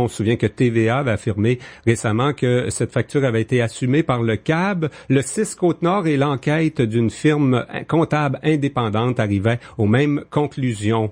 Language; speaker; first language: French; native; French